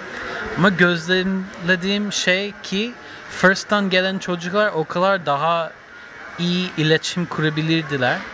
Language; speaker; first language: Turkish; non-native, fluent; English